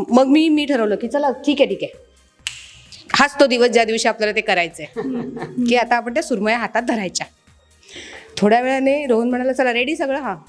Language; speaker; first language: Marathi; native; Marathi